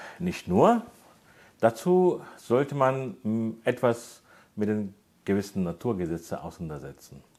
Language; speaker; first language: German; non-native, fluent; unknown